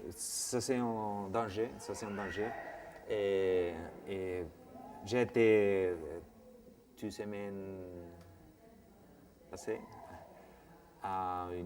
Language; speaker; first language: French; non-native, fluent; Spanish